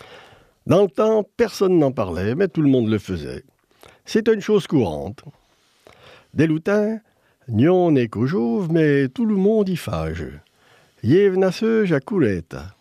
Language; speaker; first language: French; native; French